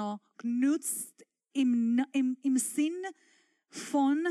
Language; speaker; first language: German; non-native, fluent; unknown